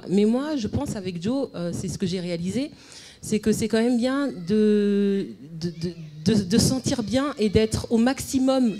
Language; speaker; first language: French; native; French